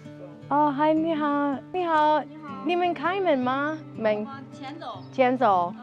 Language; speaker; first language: Chinese; non-native, fluent; English